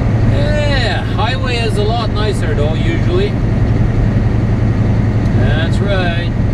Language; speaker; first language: English; non-native, fluent; Low German